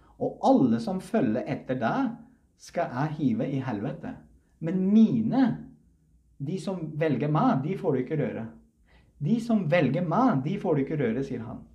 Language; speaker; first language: Norwegian; early bilingual, other home language; Uzbek